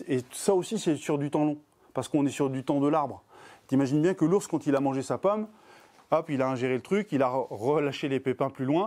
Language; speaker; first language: French; native; French